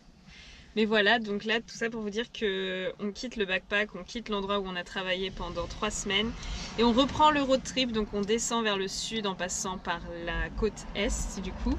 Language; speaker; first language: French; native; French